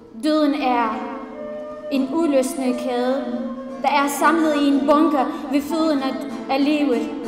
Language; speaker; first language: Danish; non-native, fluent; Central Kurdish